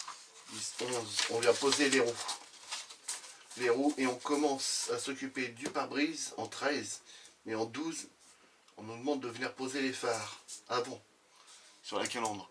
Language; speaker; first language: French; native; French